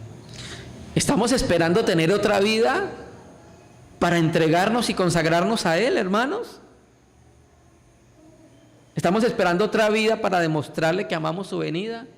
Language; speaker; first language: Spanish; native; Spanish